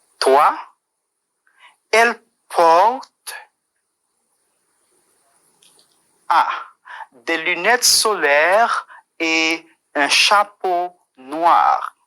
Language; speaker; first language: French; non-native, fluent; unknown